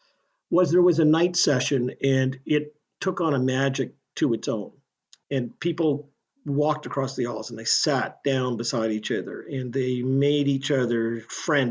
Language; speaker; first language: English; native; English